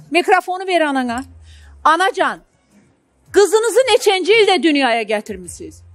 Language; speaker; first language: Azerbaijani; native; Azerbaijani